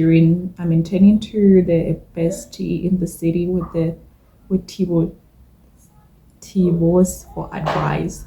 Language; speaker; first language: English; non-native, local second language; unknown